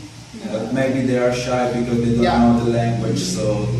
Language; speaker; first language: English; non-native, learner; Italian